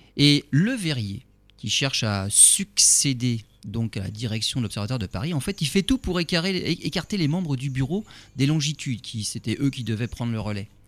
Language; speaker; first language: French; native; French